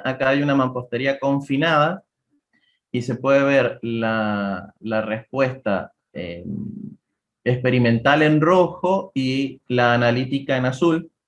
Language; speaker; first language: Spanish; native; Spanish